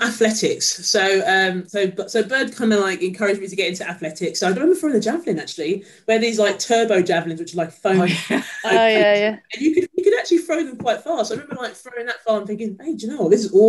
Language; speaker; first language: English; native; English